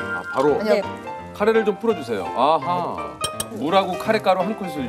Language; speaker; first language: Korean; native; Korean